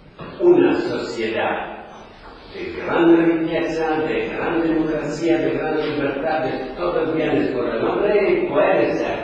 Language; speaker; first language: Spanish; non-native, fluent; Polish